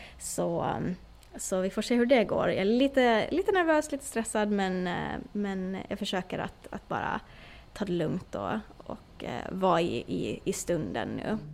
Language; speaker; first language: Swedish; native; Swedish